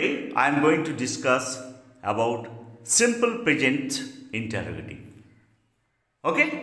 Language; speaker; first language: English; non-native, local second language; Bangla